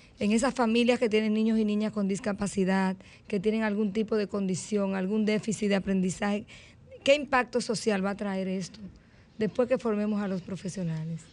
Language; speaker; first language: Spanish; native; Spanish